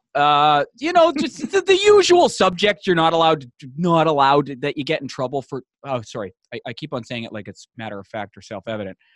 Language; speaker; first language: English; native; English